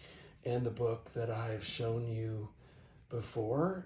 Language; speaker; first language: English; native; English